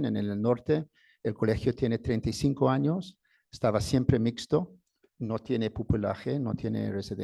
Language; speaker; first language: Spanish; non-native, fluent; English